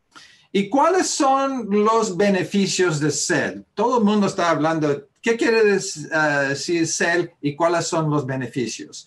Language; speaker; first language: Spanish; early bilingual, heritage; Spanish